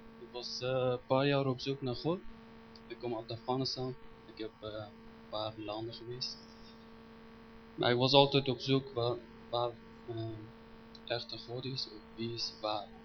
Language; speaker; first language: Dutch; non-native, learner; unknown